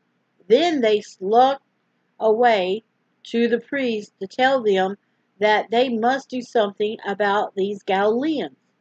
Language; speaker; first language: English; native; English